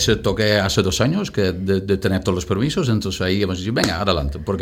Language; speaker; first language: Spanish; non-native, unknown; Dutch